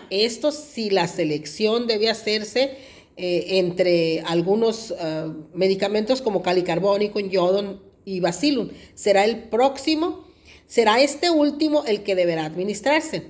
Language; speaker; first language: Spanish; native; Spanish